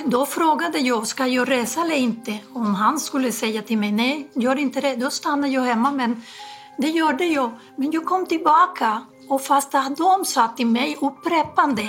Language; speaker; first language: Swedish; non-native, fluent; Spanish